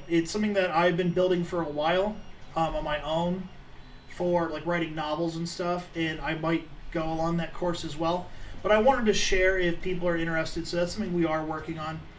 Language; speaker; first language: English; native; English